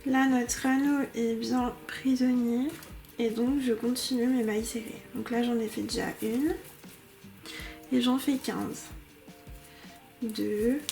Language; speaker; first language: French; native; French